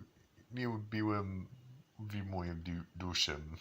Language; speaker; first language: Polish; non-native, learner; English